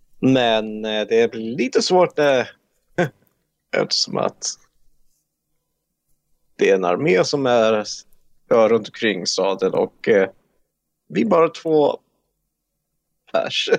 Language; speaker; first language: Swedish; non-native, fluent; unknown